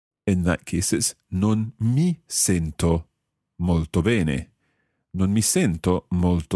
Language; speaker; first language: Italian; non-native, fluent; English